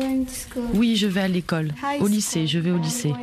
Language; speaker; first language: French; non-native, learner; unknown